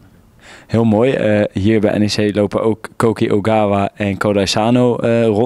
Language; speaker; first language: Dutch; native; Dutch